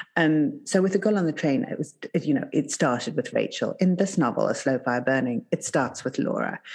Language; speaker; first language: English; native; English